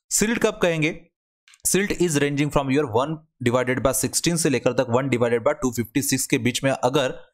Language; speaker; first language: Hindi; non-native, local second language; Marathi